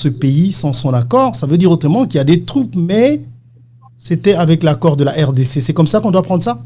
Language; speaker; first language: French; non-native, local second language; Lingala